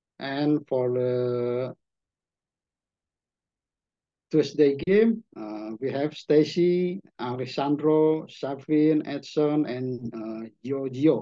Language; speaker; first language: English; non-native, learner; Indonesian